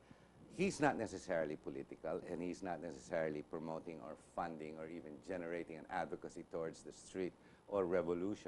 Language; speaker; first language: English; non-native, local second language; Filipino